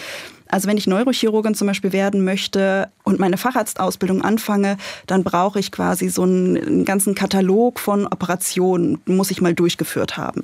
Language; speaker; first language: German; native; German